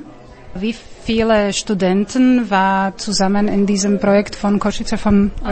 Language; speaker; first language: German; non-native, learner; Slovak